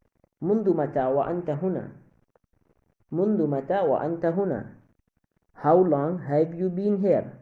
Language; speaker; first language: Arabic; non-native, fluent; Urdu